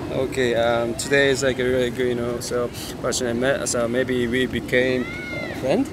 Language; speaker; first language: English; non-native, learner; Japanese